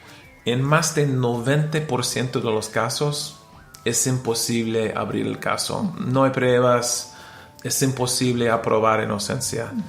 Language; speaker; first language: Spanish; non-native, learner; English